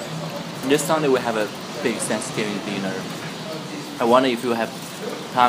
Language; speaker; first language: English; non-native, fluent; Chinese